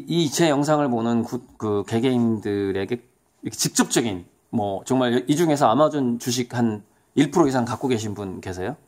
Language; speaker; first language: Korean; native; Korean